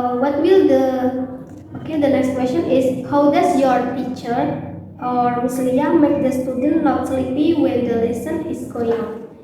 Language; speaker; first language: English; non-native, learner; Indonesian